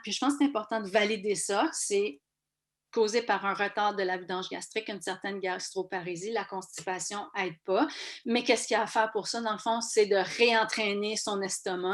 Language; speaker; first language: French; native; French